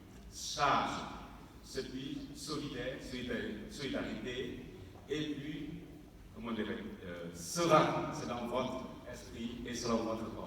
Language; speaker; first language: French; non-native, fluent; Vietnamese